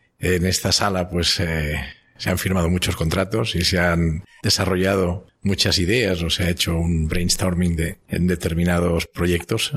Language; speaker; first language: Spanish; non-native, local second language; Catalan